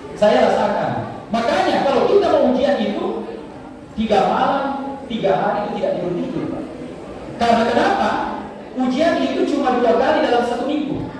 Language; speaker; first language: Indonesian; non-native, local second language; Buginese